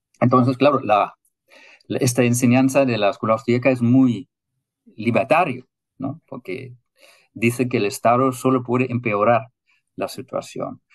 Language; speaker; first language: Spanish; non-native, fluent; German